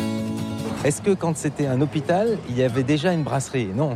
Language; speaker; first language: French; native; French